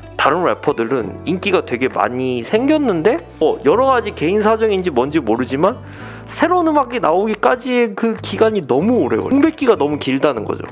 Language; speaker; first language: Korean; native; Korean